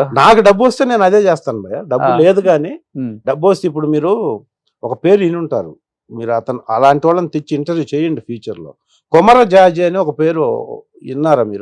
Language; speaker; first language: Telugu; native; Telugu